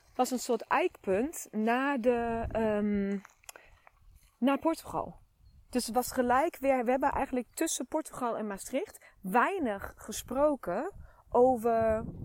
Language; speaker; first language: Dutch; native; Dutch